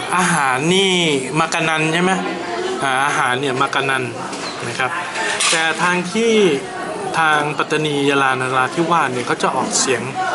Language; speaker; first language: Thai; native; Thai